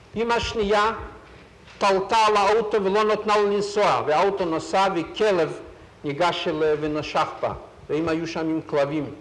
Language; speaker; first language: Hebrew; non-native, fluent; Yiddish